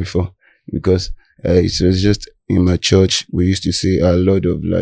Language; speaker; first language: English; non-native, local second language; Yoruba